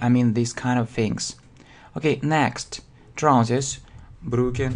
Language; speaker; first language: English; non-native, fluent; Russian